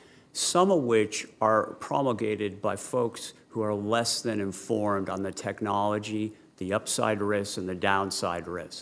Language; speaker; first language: English; native; English